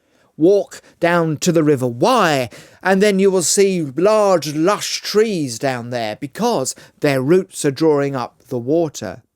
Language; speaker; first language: English; native; English